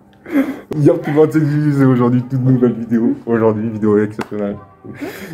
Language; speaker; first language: French; native; French